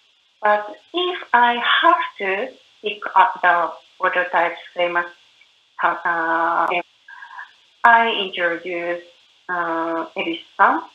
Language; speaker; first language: English; non-native, learner; Japanese